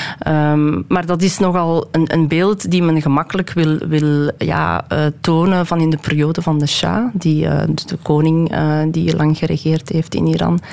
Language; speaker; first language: Dutch; early bilingual, other home language; Persian